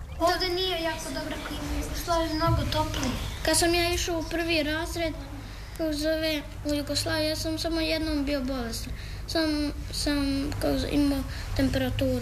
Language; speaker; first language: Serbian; early bilingual, other home language; Croatian